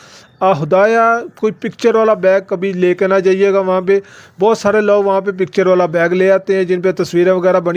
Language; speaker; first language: Hindi; non-native, local second language; Punjabi